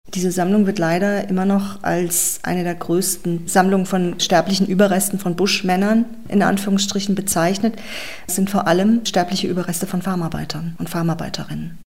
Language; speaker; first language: German; native; German